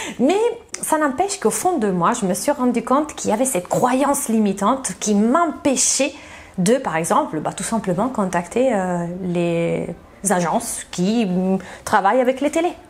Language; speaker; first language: French; non-native, fluent; Italian